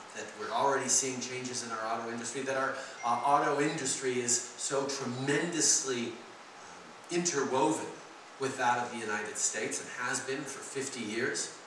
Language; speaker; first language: English; native; English